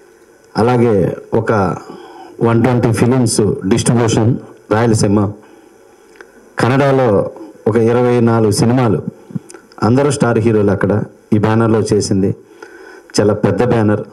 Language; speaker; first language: Telugu; native; Telugu